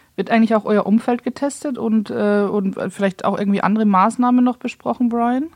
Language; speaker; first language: German; native; German